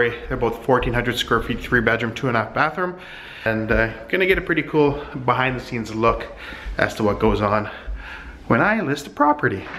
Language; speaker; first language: English; native; English